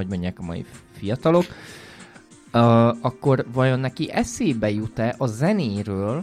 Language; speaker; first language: Hungarian; native; Hungarian